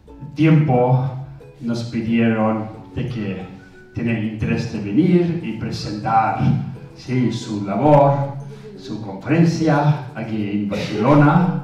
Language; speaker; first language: Spanish; non-native, fluent; Tibetan